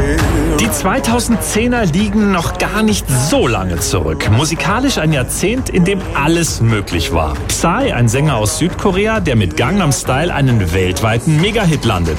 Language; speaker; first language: German; native; German